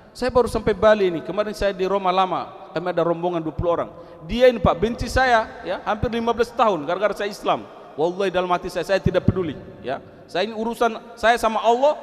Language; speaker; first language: Indonesian; non-native, local second language; Tetum